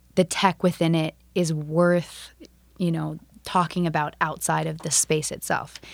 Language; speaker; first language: English; native; English